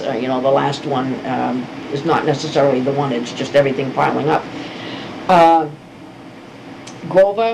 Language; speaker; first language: English; native; English